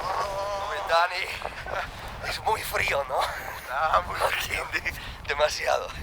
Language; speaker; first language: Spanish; non-native, learner; English